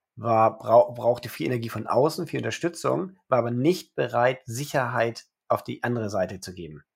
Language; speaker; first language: German; native; German